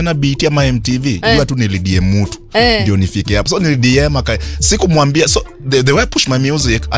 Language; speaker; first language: Swahili; non-native, local second language; Luo (Kenya and Tanzania)